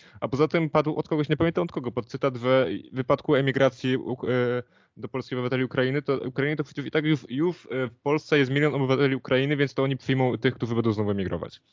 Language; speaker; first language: Polish; native; Polish